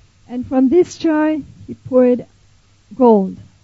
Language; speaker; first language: English; non-native, fluent; French